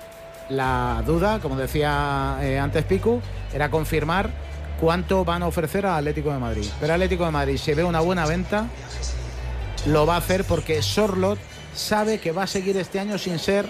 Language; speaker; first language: Spanish; native; Spanish